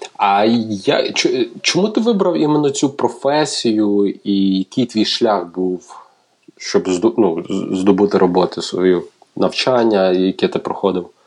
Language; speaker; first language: Ukrainian; native; Ukrainian